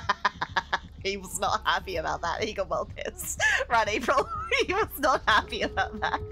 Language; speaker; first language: English; native; English